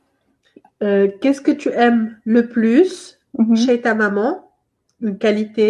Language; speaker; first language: French; non-native, local second language; Arabic